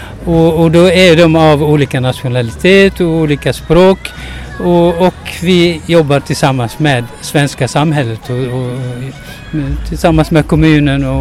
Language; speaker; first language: Swedish; non-native, fluent; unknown